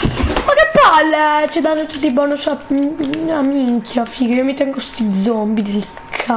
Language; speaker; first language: Italian; native; Italian